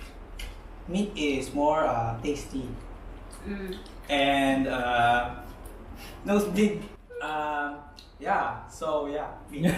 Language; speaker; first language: English; non-native, learner; Filipino